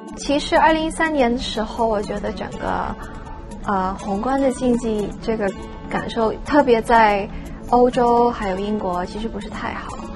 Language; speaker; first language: Chinese; non-native, local second language; Cantonese